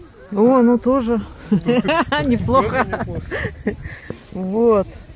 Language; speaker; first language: Russian; native; Russian